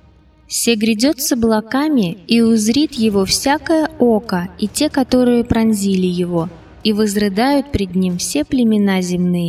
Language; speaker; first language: Russian; native; Russian